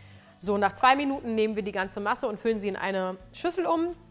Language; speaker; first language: German; native; German